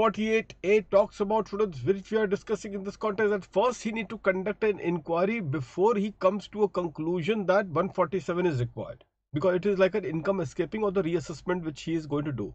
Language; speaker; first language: English; non-native, local second language; Hindi